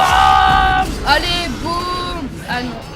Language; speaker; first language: French; native; French